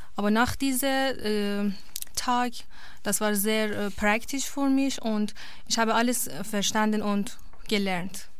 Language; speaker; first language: German; non-native, learner; Persian